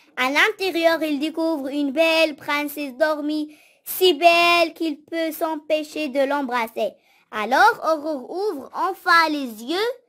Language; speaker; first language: French; non-native, local second language; Arabic